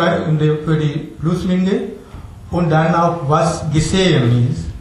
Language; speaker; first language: German; non-native, fluent; Tamil